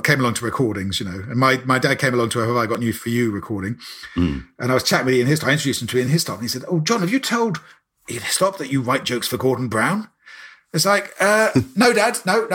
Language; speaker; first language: English; native; English